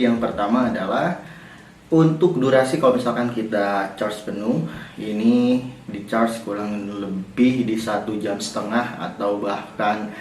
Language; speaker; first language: Indonesian; native; Indonesian